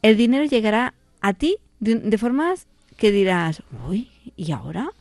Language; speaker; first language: Spanish; non-native, local second language; Catalan